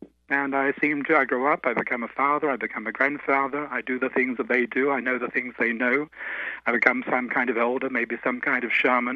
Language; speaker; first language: English; native; English